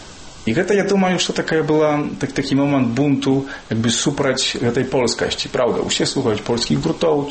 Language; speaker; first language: Belarusian; early bilingual, heritage; Belarusian